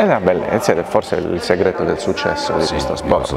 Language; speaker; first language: Italian; native; Italian